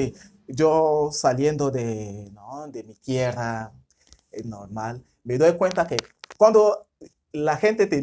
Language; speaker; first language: Spanish; non-native, fluent; French